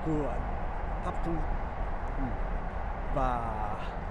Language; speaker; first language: Vietnamese; non-native, learner; Japanese